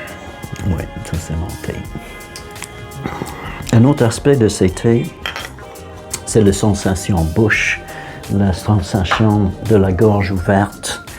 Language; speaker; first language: French; non-native, fluent; English